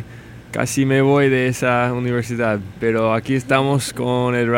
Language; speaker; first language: Spanish; non-native, learner; English